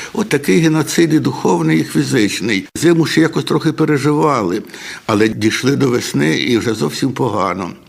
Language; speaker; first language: Ukrainian; native; Ukrainian